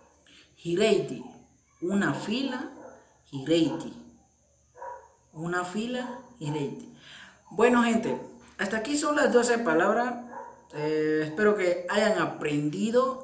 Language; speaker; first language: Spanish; non-native, local second language; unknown